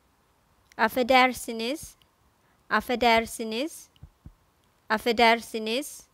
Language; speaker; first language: Turkish; non-native, fluent; Thai